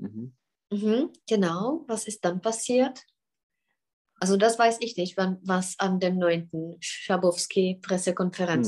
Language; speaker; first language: German; non-native, fluent; Czech